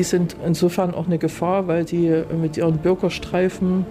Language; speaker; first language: German; native; German